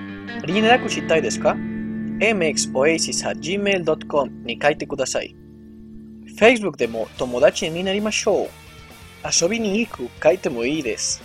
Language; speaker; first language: Japanese; non-native, learner; Spanish